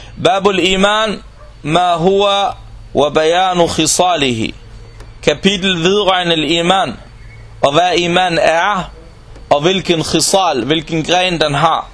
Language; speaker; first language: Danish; non-native, local second language; Arabic